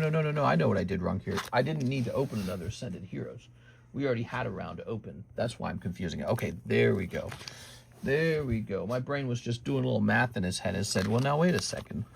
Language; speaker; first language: English; native; English